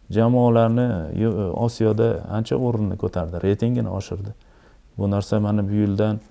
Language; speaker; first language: Uzbek; native; Uzbek